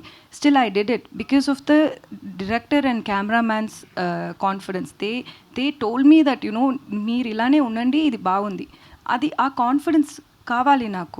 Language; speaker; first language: Telugu; non-native, learner; Tamil